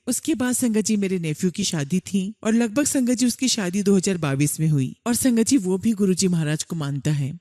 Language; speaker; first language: Hindi; native; Hindi